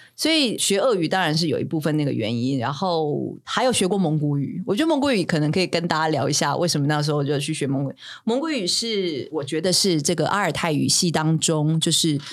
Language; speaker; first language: Chinese; non-native, local second language; Min Nan Chinese